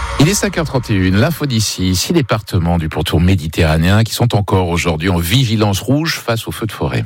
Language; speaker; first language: French; native; French